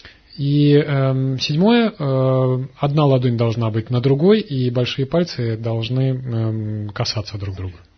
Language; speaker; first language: Russian; native; Russian